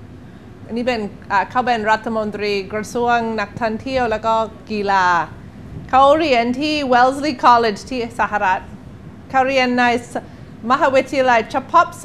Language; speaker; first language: Thai; non-native, learner; English